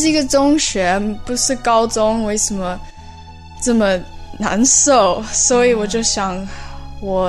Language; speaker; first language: Chinese; early bilingual, heritage; Chinese